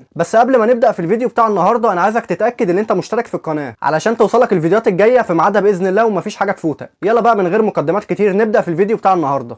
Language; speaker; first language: Arabic; native; Arabic